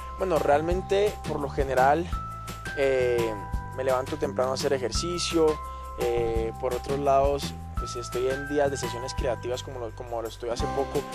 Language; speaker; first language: Spanish; native; Spanish